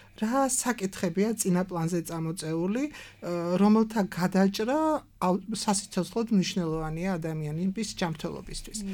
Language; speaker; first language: Georgian; native; Georgian